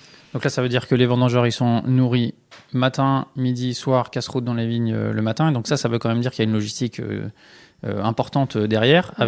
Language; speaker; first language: French; native; French